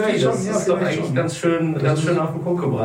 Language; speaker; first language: German; native; German